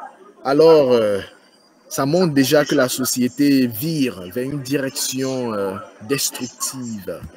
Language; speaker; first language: French; non-native, fluent; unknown